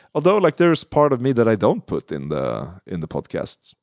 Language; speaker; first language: English; non-native, fluent; Swedish